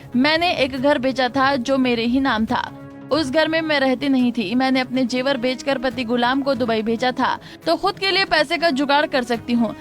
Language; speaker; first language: Hindi; native; Hindi